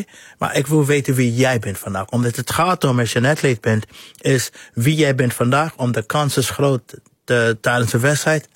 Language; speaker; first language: Dutch; non-native, fluent; English